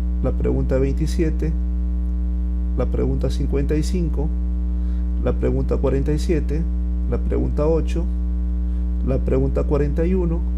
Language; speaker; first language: Spanish; native; Spanish